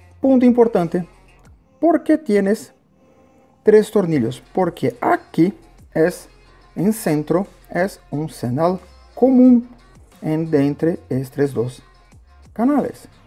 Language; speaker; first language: Spanish; non-native, learner; Portuguese